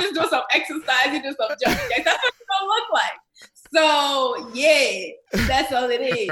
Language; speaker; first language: English; non-native, local second language; Yoruba